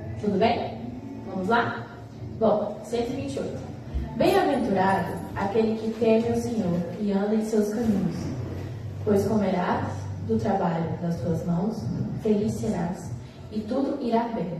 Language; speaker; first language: Portuguese; native; Portuguese